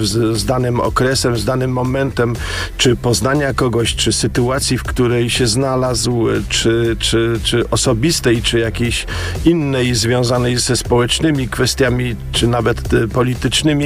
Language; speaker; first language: Polish; native; Polish